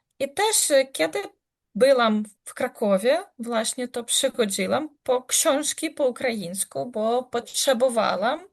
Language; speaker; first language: Polish; non-native, learner; Ukrainian